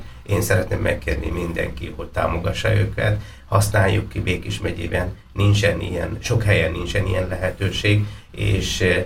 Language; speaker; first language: Hungarian; non-native, fluent; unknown